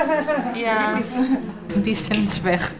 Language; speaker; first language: German; non-native, learner; Portuguese